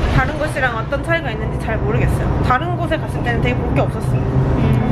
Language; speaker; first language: Korean; native; Korean